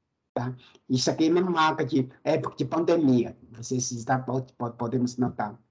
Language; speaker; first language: Portuguese; non-native, fluent; Chinese